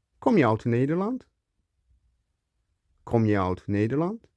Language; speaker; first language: Dutch; non-native, learner; Turkish